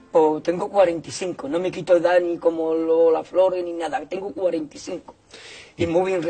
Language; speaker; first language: Spanish; native; Spanish